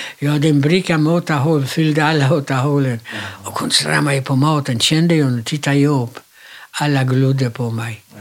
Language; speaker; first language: Swedish; non-native, fluent; Polish